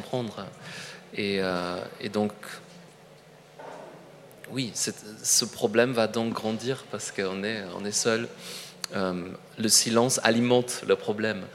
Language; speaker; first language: French; non-native, fluent; Polish